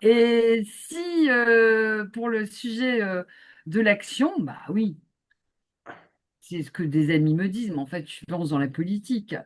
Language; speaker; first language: French; native; French